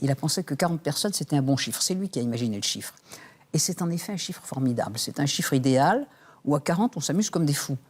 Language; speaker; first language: French; native; French